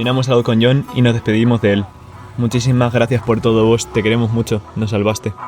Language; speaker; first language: Spanish; native; Spanish